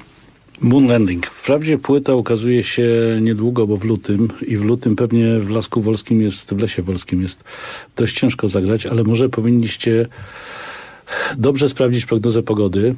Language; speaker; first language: Polish; native; Polish